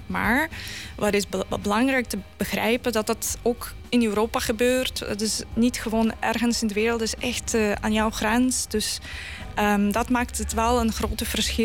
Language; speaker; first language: Dutch; non-native, fluent; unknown